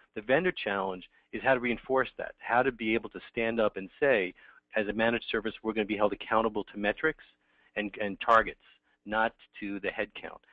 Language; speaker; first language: English; native; English